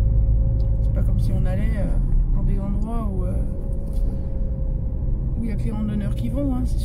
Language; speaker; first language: French; native; French